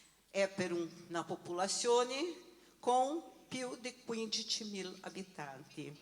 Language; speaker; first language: Italian; non-native, learner; Portuguese